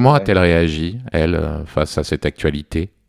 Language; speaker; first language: French; native; French